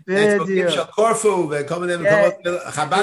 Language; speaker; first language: Hebrew; non-native, fluent; English